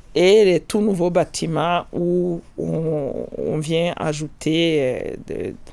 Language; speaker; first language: French; non-native, local second language; Kinyarwanda